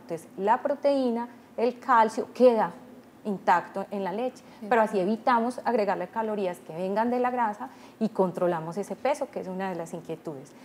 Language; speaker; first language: Spanish; native; Spanish